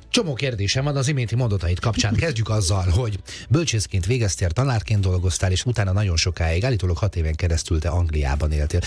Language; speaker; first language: Hungarian; native; Hungarian